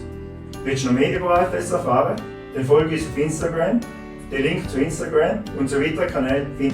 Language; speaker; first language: German; native; German